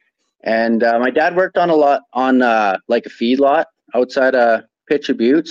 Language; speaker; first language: English; native; English